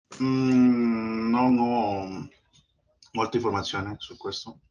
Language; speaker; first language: Italian; non-native, learner; Spanish